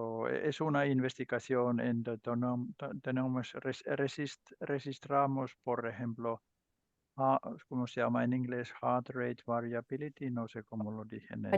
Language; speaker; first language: Spanish; non-native, learner; Finnish